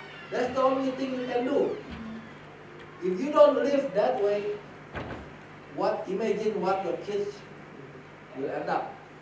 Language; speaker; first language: English; non-native, fluent; Indonesian